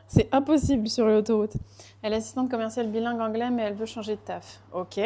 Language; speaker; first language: French; native; French